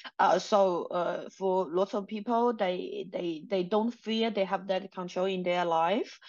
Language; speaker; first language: English; non-native, fluent; Chinese